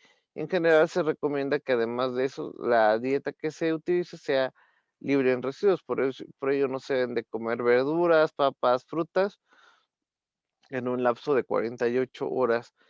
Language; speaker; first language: Spanish; native; Spanish